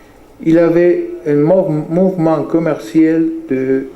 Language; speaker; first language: French; non-native, fluent; Spanish